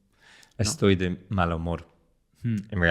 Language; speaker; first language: Spanish; non-native, fluent; English